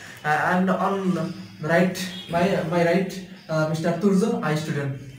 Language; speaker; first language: English; non-native, learner; Bangla